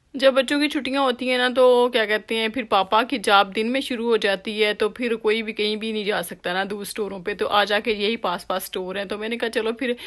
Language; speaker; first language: Urdu; native; Urdu